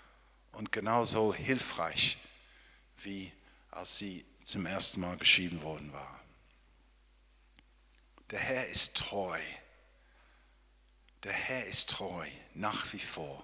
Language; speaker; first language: German; non-native, fluent; English